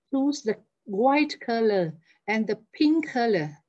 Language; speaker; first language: English; non-native, fluent; Vietnamese